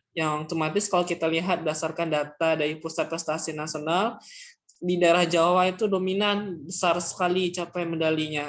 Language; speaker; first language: Indonesian; non-native, local second language; Minangkabau